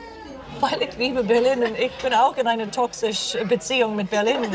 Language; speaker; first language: German; non-native, learner; English